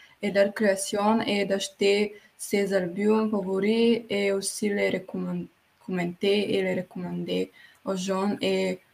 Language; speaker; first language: French; non-native, fluent; Bulgarian